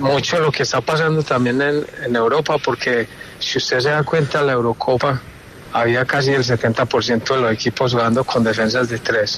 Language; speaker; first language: Spanish; native; Spanish